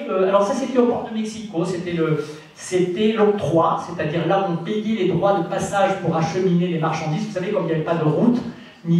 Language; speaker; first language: French; native; French